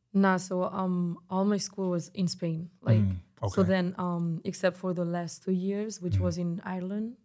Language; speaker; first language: English; non-native, fluent; Spanish